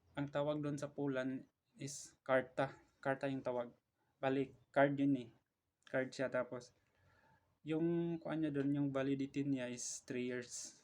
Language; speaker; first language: Filipino; non-native, local second language; Cebuano